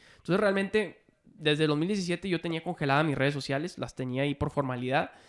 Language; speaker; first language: Spanish; native; Spanish